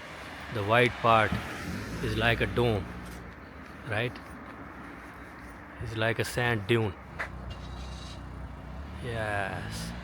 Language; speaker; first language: English; non-native, local second language; Urdu